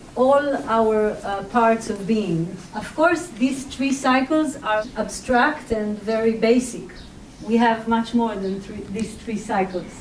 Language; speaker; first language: English; non-native, fluent; Hebrew